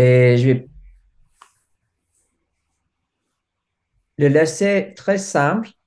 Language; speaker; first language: French; non-native, fluent; English